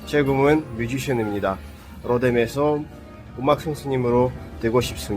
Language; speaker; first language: Korean; non-native, learner; Russian